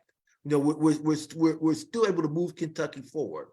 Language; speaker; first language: English; native; English